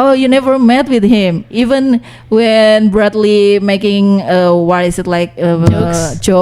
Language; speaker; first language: English; non-native, learner; Indonesian